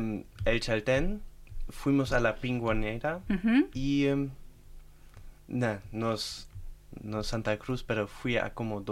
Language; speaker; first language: Spanish; non-native, fluent; German